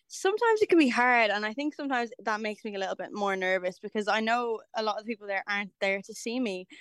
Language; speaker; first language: English; native; English